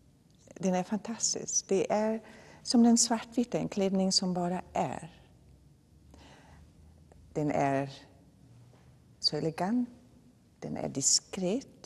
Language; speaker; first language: Swedish; non-native, fluent; German